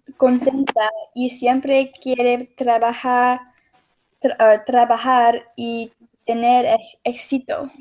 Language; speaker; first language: Spanish; non-native, learner; English